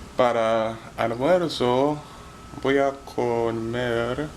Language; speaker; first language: Spanish; non-native, learner; English